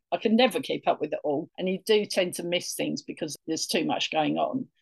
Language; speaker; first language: English; native; English